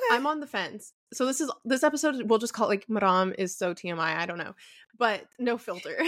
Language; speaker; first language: English; early bilingual, other home language; Arabic